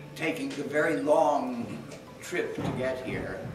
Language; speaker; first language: English; native; English